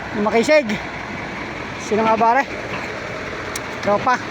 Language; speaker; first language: Filipino; native; Filipino